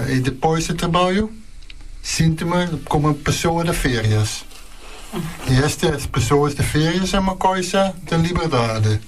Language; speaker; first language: Portuguese; non-native, learner; Dutch